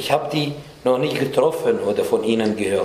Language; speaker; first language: German; non-native, fluent; Arabic